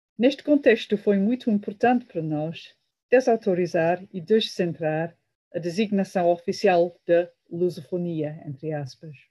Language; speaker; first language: Portuguese; non-native, fluent; English